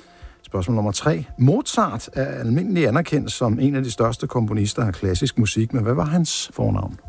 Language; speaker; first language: Danish; native; Danish